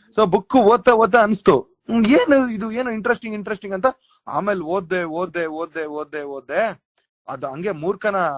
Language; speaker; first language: Kannada; native; Kannada